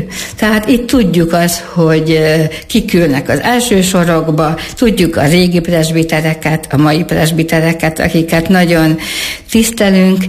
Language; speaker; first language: Hungarian; native; Hungarian